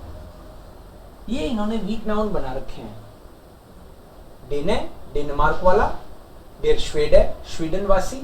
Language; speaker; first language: Hindi; native; Hindi